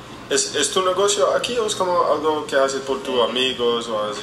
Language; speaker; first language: Spanish; non-native, learner; English